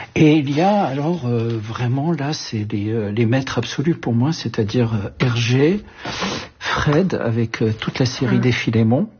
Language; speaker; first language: French; early bilingual, other home language; Arabic